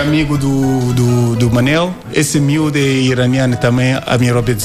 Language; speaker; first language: Portuguese; non-native, learner; Yoruba